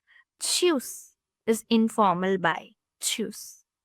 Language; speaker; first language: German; non-native, fluent; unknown